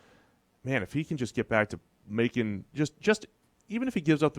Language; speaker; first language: English; native; English